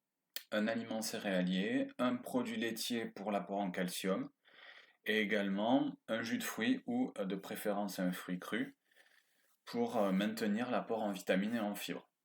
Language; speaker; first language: French; native; French